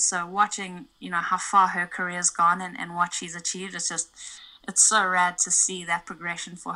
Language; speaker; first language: English; native; English